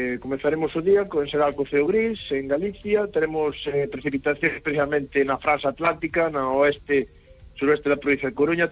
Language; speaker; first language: Galician; native; Galician